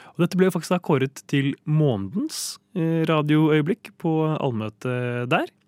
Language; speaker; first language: Norwegian; native; Norwegian